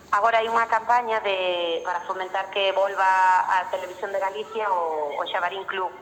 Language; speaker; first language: Galician; non-native, local second language; Spanish